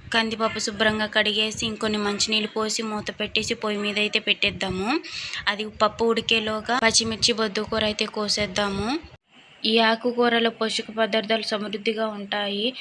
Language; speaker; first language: Telugu; non-native, local second language; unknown